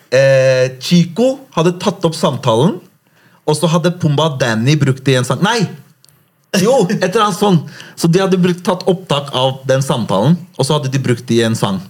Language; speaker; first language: Norwegian; early bilingual, other home language; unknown